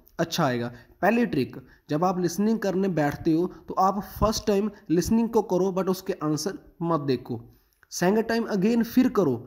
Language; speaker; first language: Hindi; non-native, local second language; Punjabi